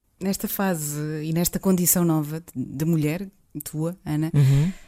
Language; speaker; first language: Portuguese; native; Portuguese